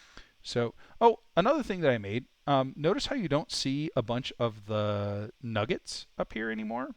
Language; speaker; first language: English; native; English